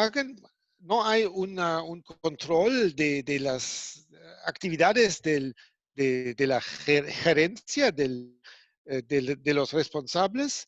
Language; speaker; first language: Spanish; non-native, fluent; German